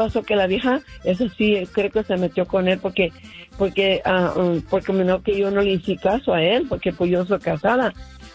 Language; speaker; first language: Spanish; early bilingual, heritage; Spanish